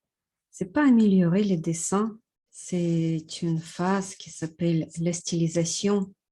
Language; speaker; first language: French; non-native, fluent; Russian